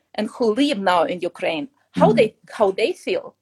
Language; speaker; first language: English; non-native, fluent; Ukrainian